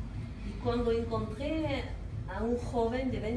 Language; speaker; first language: Portuguese; non-native, learner; Spanish